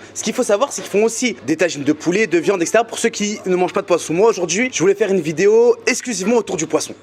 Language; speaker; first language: French; early bilingual, other home language; Riffian